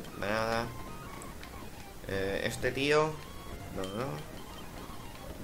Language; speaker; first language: Spanish; native; Spanish